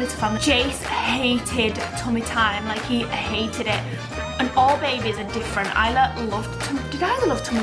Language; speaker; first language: English; native; English